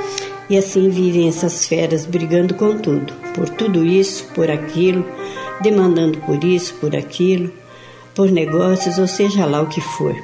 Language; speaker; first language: Portuguese; native; Portuguese